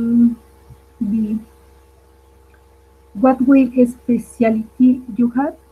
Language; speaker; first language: English; non-native, learner; Spanish